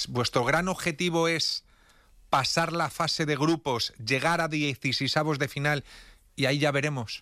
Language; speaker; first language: Spanish; native; Spanish